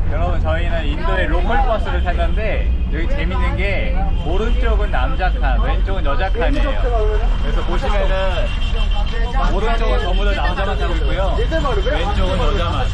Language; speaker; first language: Korean; native; Korean